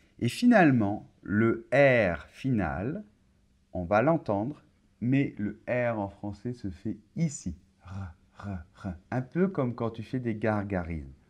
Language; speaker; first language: French; native; French